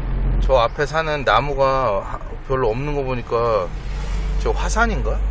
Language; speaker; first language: Korean; native; Korean